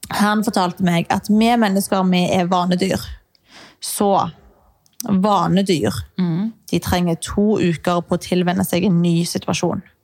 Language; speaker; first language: Norwegian; early bilingual, other home language; Arabic